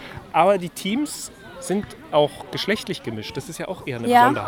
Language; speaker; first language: German; native; German